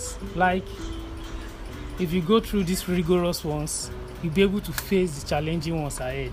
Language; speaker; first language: English; non-native, local second language; Yoruba